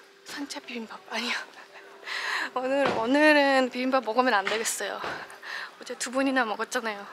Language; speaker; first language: Korean; non-native, fluent; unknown